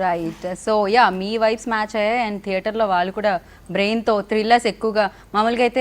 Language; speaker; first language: Telugu; native; Telugu